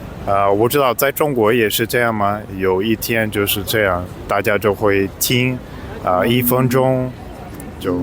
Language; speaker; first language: Chinese; non-native, fluent; Portuguese